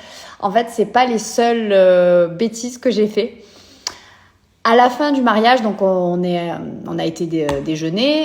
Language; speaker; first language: French; native; French